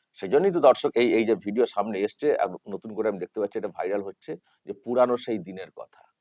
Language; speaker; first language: Bangla; native; Bangla